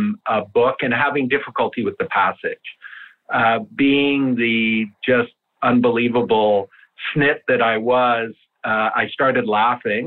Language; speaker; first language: English; early bilingual, other home language; Italian